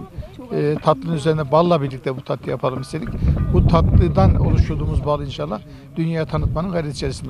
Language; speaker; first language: Turkish; native; Turkish